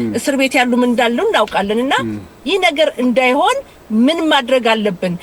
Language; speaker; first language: Amharic; native; Amharic